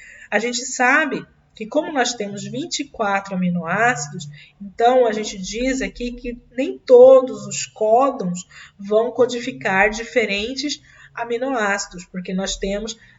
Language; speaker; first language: Portuguese; native; Portuguese